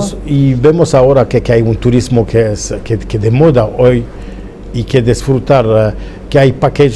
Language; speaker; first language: Spanish; non-native, fluent; Arabic